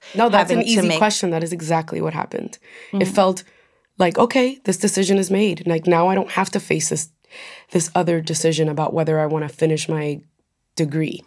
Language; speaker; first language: English; non-native, fluent; Spanish